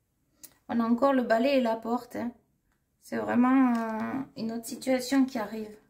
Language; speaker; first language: French; native; French